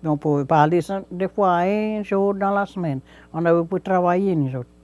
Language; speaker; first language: French; native; French